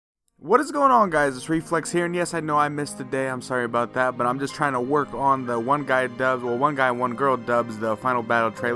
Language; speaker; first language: English; native; English